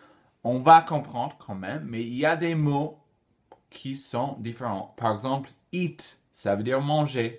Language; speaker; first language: French; non-native, fluent; English